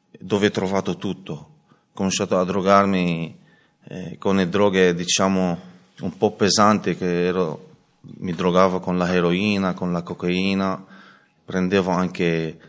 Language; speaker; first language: Italian; non-native, fluent; Arabic